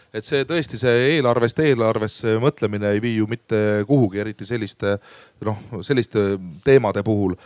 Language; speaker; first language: Estonian; native; Estonian